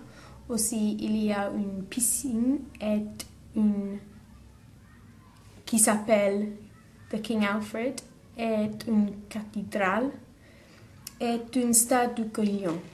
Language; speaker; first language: French; non-native, learner; English